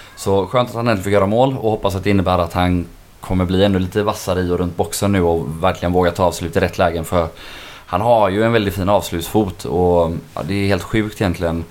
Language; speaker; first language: Swedish; native; Swedish